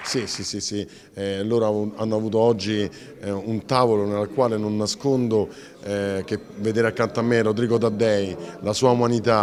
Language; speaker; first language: Italian; native; Italian